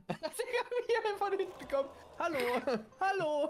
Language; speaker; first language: German; native; German